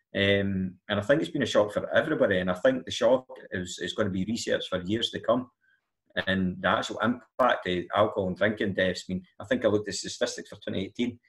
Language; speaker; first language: English; native; English